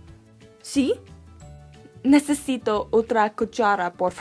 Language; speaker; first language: Spanish; non-native, learner; English